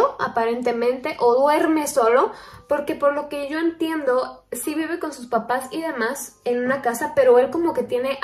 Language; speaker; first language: Spanish; native; Spanish